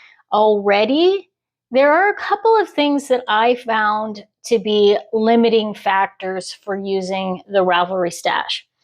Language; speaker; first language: English; native; English